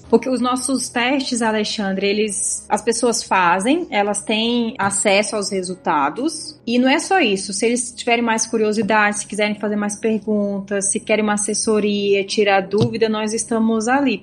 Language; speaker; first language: Portuguese; native; Portuguese